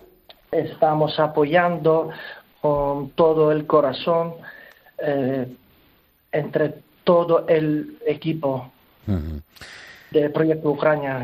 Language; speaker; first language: Spanish; non-native, learner; Ukrainian